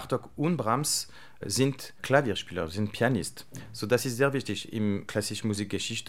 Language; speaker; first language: German; non-native, learner; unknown